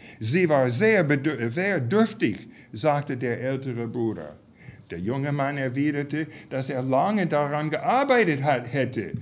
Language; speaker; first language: German; non-native, fluent; English